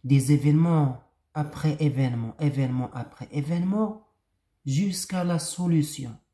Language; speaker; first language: French; non-native, local second language; Arabic